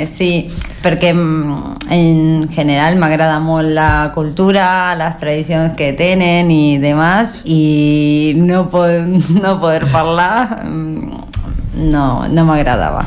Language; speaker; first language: Catalan; non-native, learner; Spanish